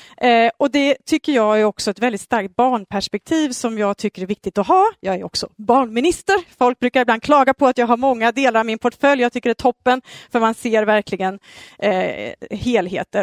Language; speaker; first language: Swedish; native; Swedish